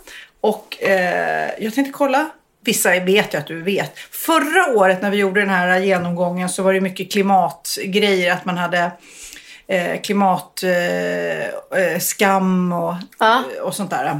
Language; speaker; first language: Swedish; native; Swedish